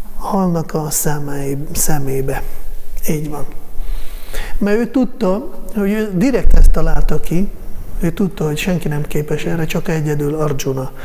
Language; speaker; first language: Hungarian; non-native, fluent; Russian